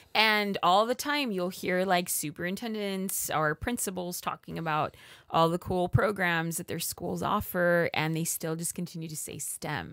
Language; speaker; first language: English; early bilingual, other home language; Spanish